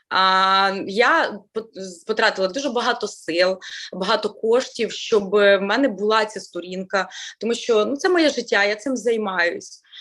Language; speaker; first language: Ukrainian; native; Ukrainian